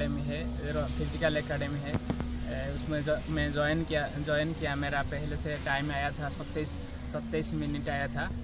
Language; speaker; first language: Hindi; non-native, local second language; Odia